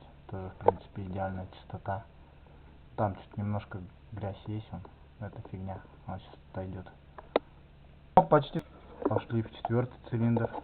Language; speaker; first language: Russian; native; Russian